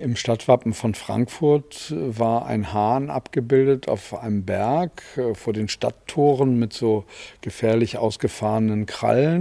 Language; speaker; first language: German; native; German